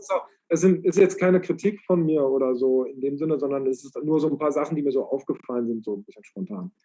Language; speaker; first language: German; native; German